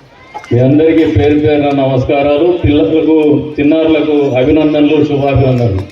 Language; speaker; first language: Telugu; native; Telugu